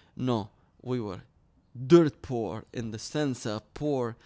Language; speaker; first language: English; early bilingual, other home language; Arabic